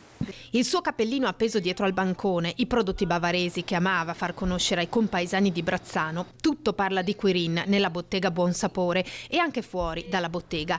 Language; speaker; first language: Italian; native; Italian